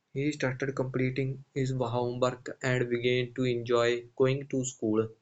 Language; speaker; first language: English; non-native, local second language; Punjabi